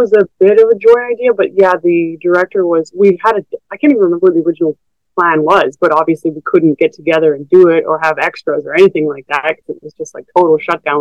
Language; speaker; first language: English; native; English